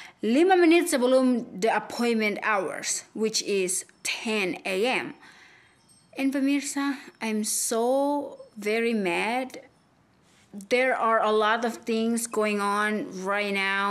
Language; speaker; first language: English; non-native, fluent; Indonesian